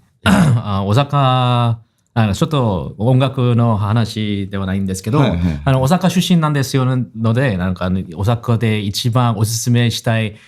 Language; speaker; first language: Japanese; non-native, fluent; Korean